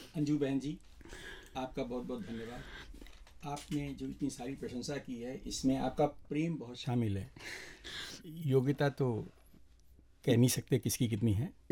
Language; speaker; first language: Hindi; native; Hindi